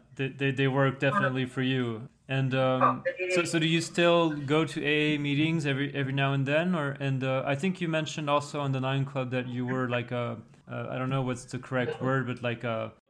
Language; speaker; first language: English; non-native, fluent; French